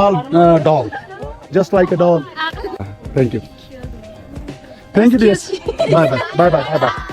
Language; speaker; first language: English; non-native, learner; Urdu